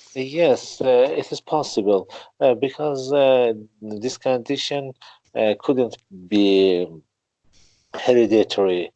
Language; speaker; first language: English; non-native, learner; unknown